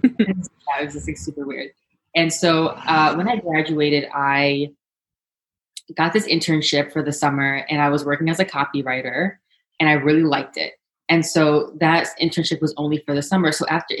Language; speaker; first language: English; native; English